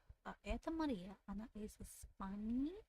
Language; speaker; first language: Russian; non-native, learner; English